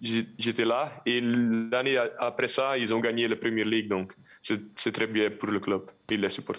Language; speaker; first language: French; non-native, local second language; Dutch